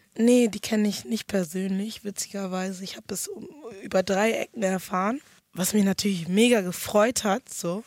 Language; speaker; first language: German; early bilingual, other home language; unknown